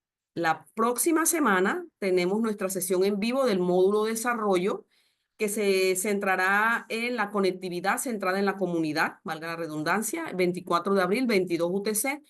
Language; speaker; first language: Spanish; native; Spanish